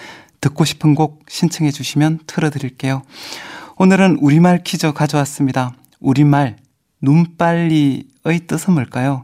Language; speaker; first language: Korean; native; Korean